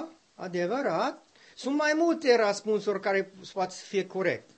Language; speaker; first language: Romanian; non-native, learner; English